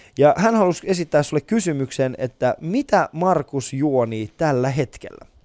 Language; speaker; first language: Finnish; non-native, fluent; Persian